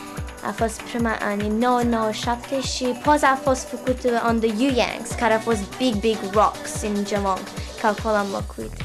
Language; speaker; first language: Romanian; early bilingual, heritage; Romanian